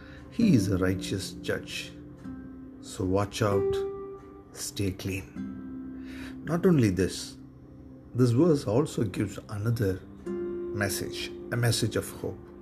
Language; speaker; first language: English; non-native, local second language; Tamil